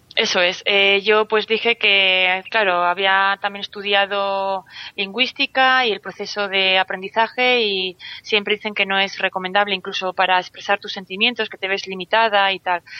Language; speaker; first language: Spanish; native; Spanish